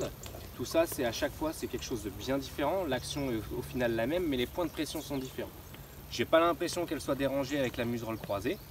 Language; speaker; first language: French; native; French